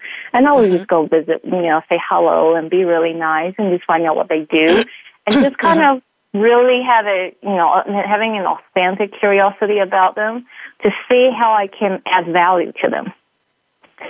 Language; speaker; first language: English; native; English